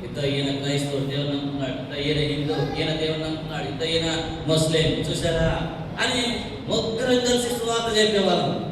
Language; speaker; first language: Telugu; non-native, local second language; Tamil